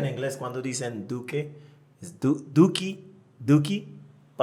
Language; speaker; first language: Spanish; non-native, fluent; English